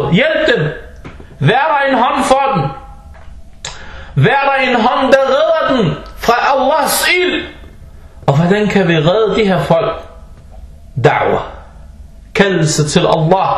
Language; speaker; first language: Danish; non-native, fluent; Arabic